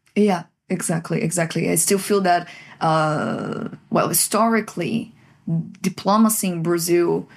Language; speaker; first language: English; non-native, fluent; Portuguese